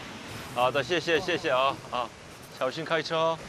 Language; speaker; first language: Chinese; non-native, learner; Korean